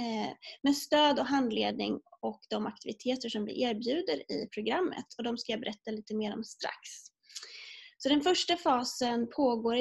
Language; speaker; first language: Swedish; native; Swedish